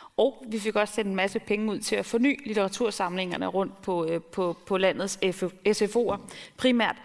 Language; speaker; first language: Danish; native; Danish